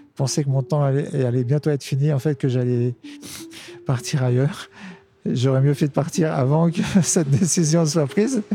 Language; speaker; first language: French; native; French